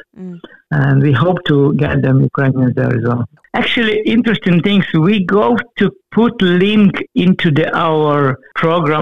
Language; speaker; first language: English; non-native, learner; Ukrainian